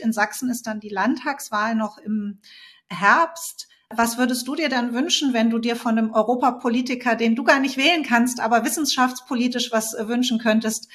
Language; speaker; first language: German; native; German